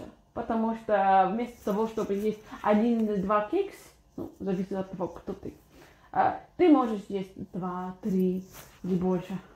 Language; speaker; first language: Russian; non-native, fluent; English